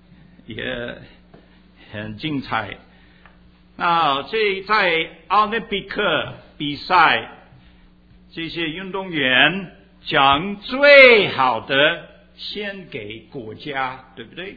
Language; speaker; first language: Chinese; early bilingual, heritage; Chinese